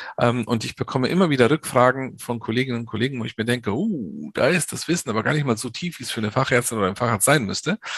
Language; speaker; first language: German; early bilingual, other home language; Italian